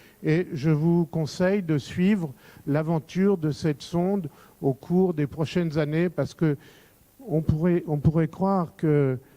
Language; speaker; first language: French; native; French